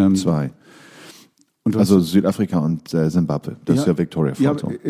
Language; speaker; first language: German; native; German